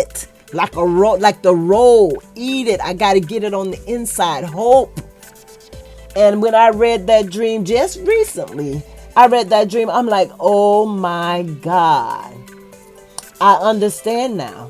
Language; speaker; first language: English; native; English